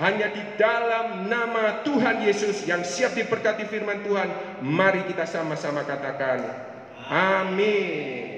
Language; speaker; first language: Malay; native; Malay